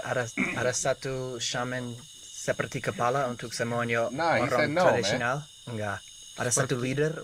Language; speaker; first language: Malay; non-native, learner; English